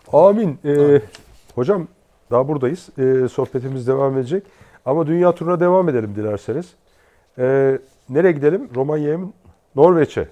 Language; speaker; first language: Turkish; native; Turkish